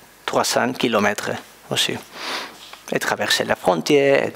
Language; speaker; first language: French; non-native, learner; Spanish